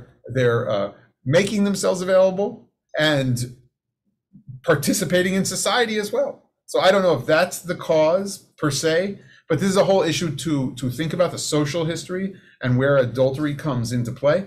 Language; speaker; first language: English; native; English